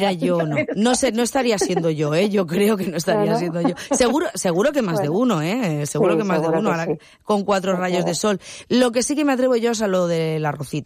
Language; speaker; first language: Spanish; native; Spanish